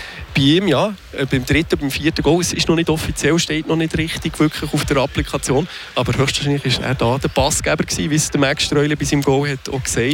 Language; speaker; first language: German; native; German